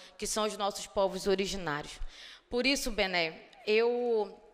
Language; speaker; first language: Portuguese; native; Portuguese